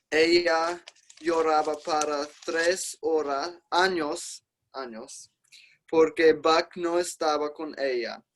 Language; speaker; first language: Spanish; non-native, learner; English